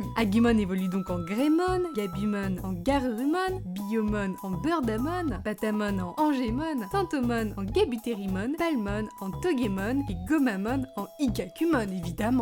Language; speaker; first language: French; native; French